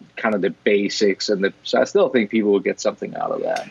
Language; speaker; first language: English; non-native, fluent; Danish